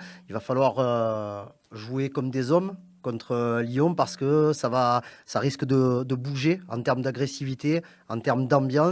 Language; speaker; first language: French; native; French